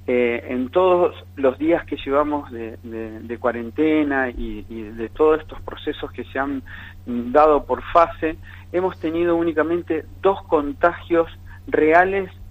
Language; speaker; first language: Spanish; native; Spanish